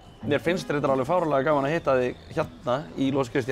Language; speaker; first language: Icelandic; native; Icelandic